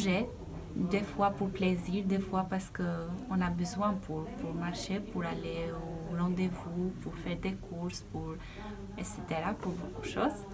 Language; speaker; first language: French; non-native, learner; Albanian